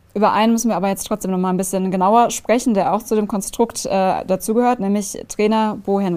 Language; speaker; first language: German; native; German